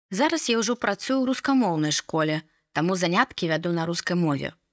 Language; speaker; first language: Belarusian; native; Belarusian